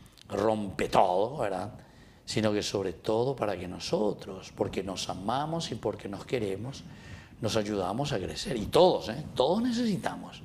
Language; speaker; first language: Spanish; native; Spanish